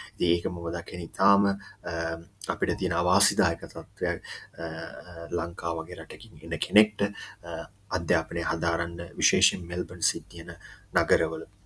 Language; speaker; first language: Sinhala; native; Sinhala